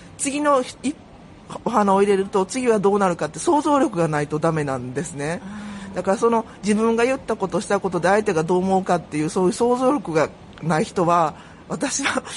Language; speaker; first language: Japanese; native; Japanese